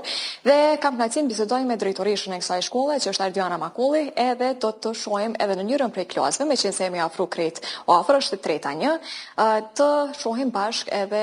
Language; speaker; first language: Albanian; native; Albanian